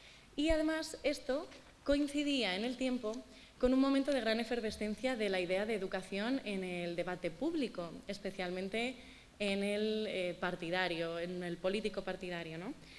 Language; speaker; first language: Spanish; native; Spanish